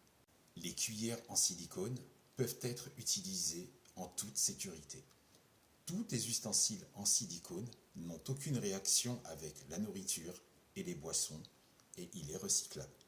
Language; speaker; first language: French; native; French